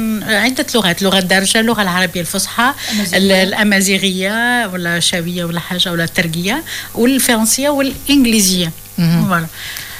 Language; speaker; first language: French; non-native, local second language; Arabic